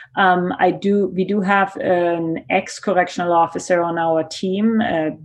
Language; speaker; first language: English; non-native, fluent; German